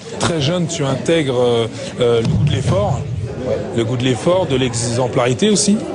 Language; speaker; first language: French; native; French